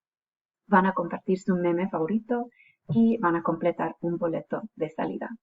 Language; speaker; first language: Spanish; non-native, fluent; English